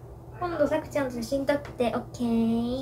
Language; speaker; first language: Korean; non-native, fluent; Japanese